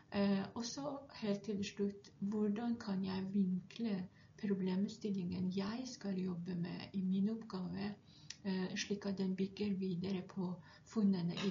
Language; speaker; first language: Norwegian; non-native, fluent; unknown